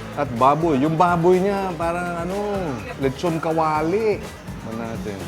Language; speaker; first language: Filipino; native; Filipino